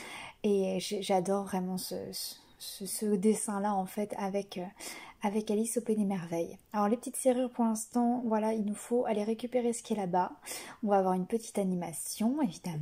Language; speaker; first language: French; native; French